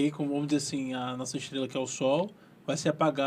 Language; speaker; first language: Portuguese; native; Portuguese